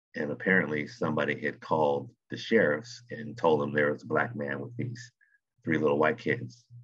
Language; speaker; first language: English; native; English